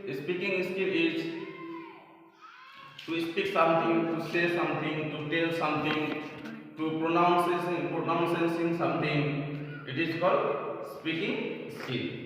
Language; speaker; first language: English; non-native, local second language; Bangla